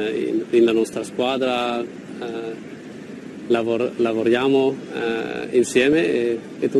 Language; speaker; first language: Italian; non-native, learner; German